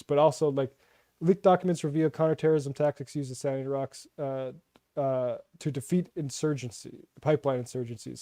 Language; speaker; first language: English; native; English